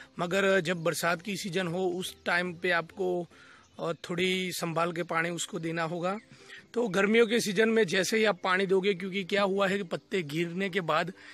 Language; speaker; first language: Hindi; non-native, local second language; Gujarati